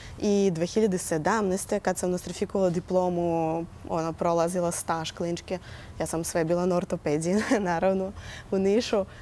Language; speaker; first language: Serbian; non-native, fluent; Russian